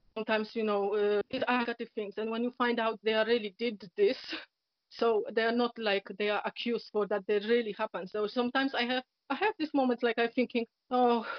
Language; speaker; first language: English; non-native, learner; Polish